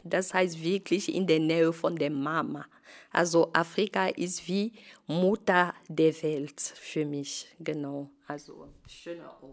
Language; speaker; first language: German; non-native, fluent; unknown